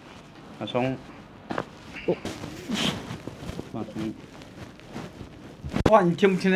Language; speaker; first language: Chinese; native; Chinese